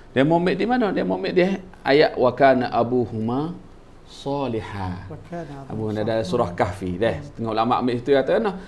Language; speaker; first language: Malay; native; Malay